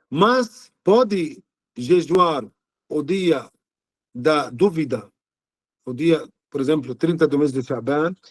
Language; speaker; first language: Portuguese; non-native, learner; Arabic